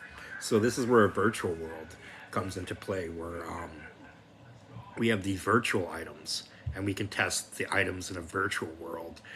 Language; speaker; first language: English; native; English